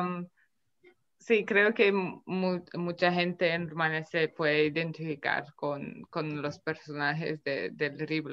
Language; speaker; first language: Spanish; non-native, fluent; Romanian